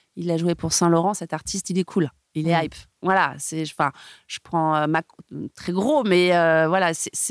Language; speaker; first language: French; native; French